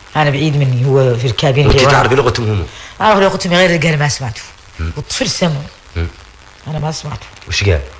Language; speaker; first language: Arabic; early bilingual, heritage; Arabic